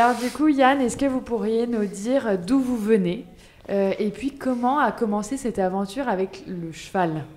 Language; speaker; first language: French; native; French